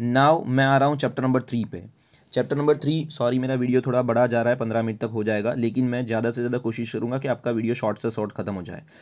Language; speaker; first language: Hindi; non-native, local second language; Gujarati